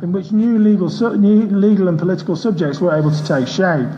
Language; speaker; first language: English; native; English